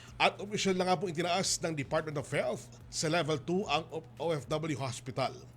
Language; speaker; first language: Filipino; native; Filipino